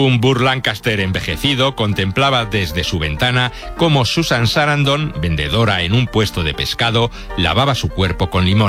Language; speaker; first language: Spanish; native; Spanish